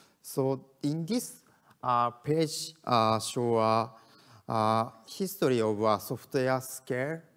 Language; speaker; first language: English; non-native, learner; Japanese